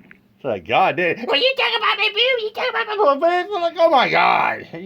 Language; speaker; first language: English; native; English